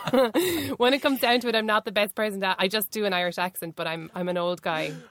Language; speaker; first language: English; native; English